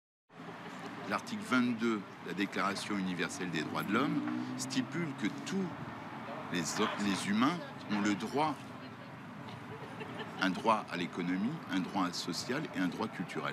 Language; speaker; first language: French; native; French